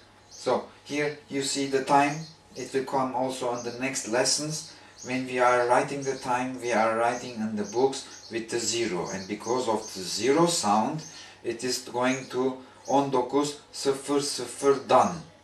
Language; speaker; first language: English; non-native, fluent; Turkish